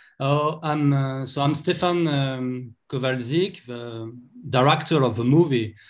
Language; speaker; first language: English; non-native, learner; French